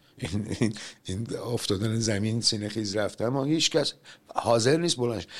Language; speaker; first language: Persian; native; Persian